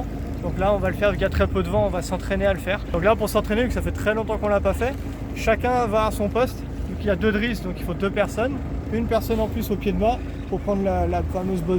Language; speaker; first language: French; native; French